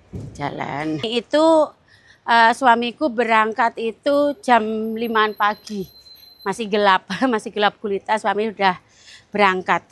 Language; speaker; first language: Indonesian; non-native, local second language; Javanese